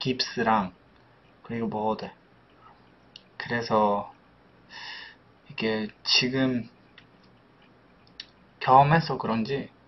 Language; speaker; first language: Korean; non-native, fluent; Polish